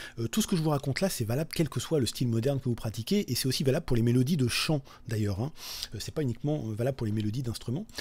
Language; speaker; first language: French; native; French